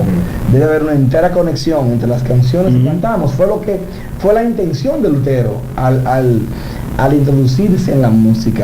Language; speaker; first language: Spanish; native; Spanish